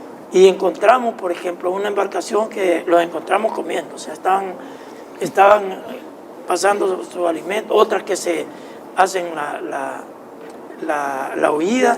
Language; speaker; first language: Spanish; native; Spanish